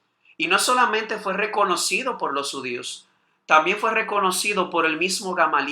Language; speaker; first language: Spanish; native; Spanish